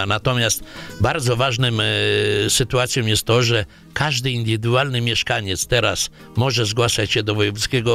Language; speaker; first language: Polish; native; Polish